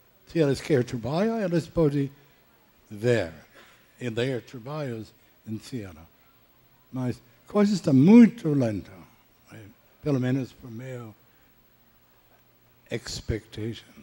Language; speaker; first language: Portuguese; non-native, learner; English